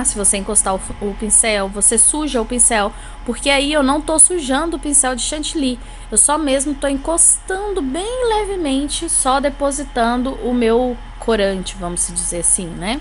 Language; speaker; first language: Portuguese; native; Portuguese